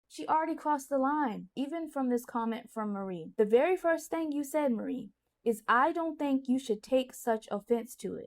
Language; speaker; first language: English; native; English